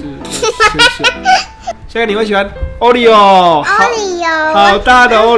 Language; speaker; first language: Chinese; native; Chinese